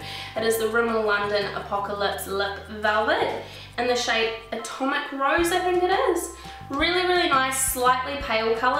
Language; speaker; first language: English; native; English